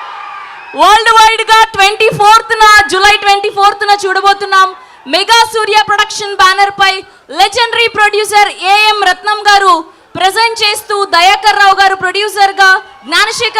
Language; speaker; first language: Telugu; native; Telugu